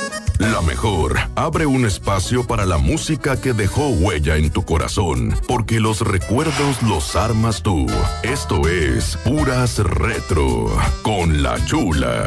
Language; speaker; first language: Spanish; native; Spanish